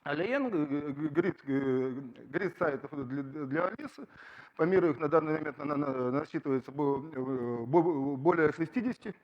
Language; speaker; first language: Russian; native; Russian